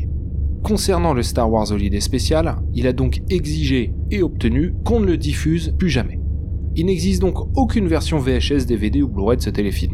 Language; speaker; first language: French; native; French